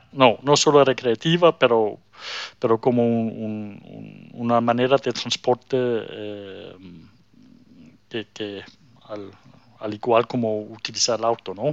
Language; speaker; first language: Spanish; non-native, fluent; Danish